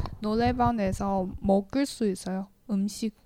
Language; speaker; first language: Korean; non-native, learner; Chinese